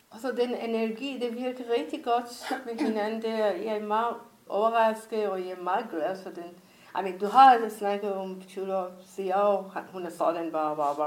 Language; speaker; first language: Danish; non-native, fluent; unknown